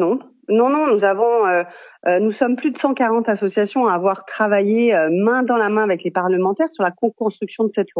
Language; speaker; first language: French; native; French